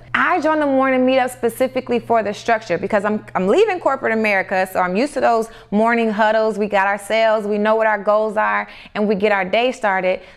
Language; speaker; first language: English; native; English